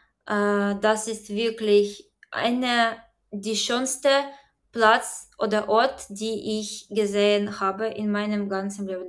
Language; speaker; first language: German; non-native, learner; Ukrainian